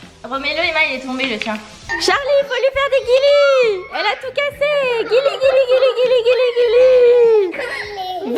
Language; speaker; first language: French; native; French